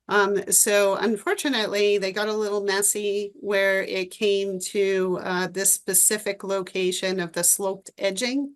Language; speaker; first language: English; native; English